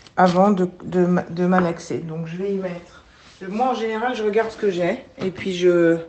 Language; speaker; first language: French; native; French